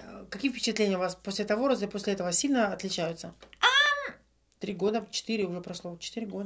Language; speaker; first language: Russian; native; Russian